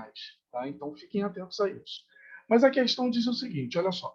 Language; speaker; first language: Portuguese; native; Portuguese